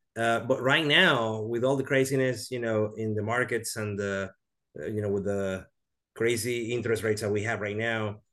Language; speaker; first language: English; non-native, fluent; Spanish